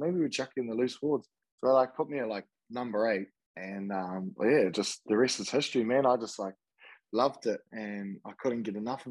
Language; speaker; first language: English; native; English